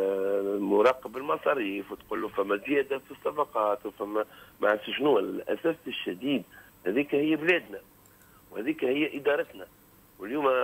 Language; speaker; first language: Arabic; native; Arabic